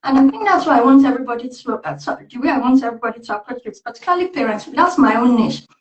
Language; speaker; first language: English; non-native, local second language; Yoruba